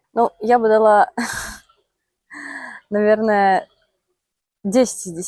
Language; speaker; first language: Russian; native; Russian